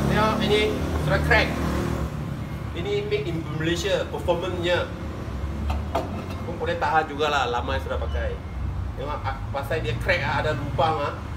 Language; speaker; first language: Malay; non-native, local second language; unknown